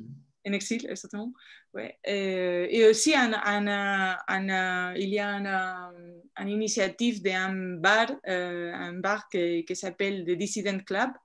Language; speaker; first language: French; non-native, fluent; Spanish